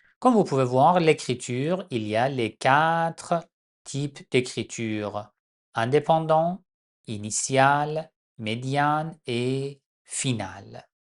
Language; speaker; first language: French; non-native, fluent; Persian